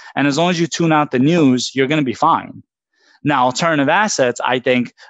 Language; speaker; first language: English; native; English